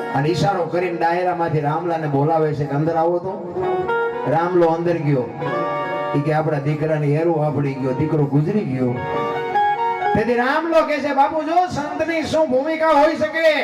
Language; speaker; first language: Gujarati; native; Gujarati